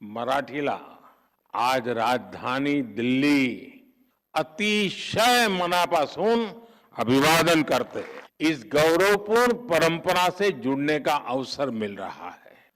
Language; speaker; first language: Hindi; non-native, local second language; Gujarati